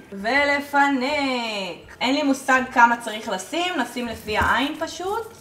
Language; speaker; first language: Hebrew; native; Hebrew